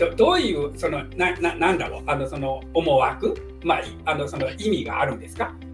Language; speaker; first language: Japanese; non-native, fluent; Chinese